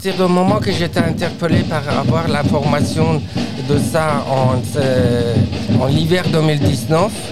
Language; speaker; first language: French; non-native, fluent; Persian